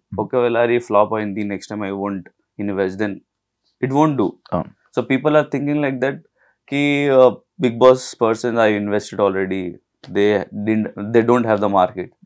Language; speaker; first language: Telugu; non-native, learner; Hindi